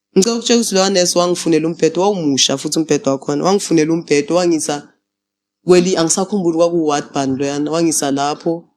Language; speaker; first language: Zulu; native; Zulu